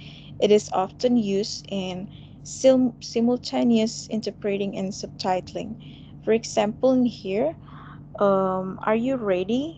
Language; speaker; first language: English; non-native, fluent; Indonesian